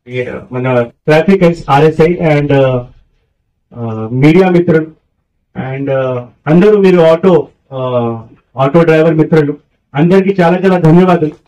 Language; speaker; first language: Telugu; non-native, fluent; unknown